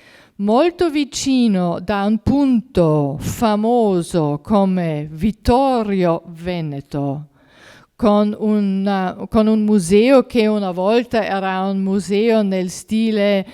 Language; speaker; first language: Italian; non-native, fluent; German